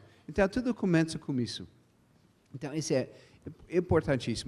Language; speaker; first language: Portuguese; non-native, fluent; English